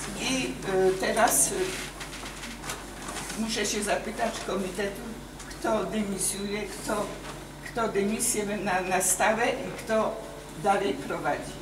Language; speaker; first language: Polish; early bilingual, heritage; Polish